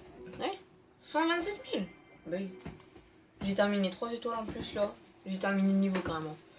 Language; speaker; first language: French; native; French